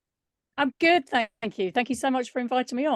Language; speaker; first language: English; native; English